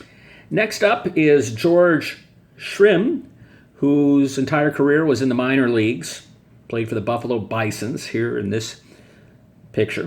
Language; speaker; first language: English; native; English